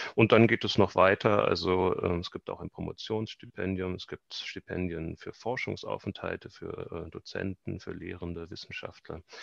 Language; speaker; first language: German; native; German